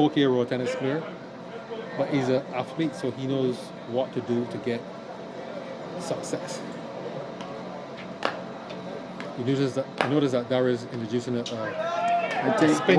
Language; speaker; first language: English; native; English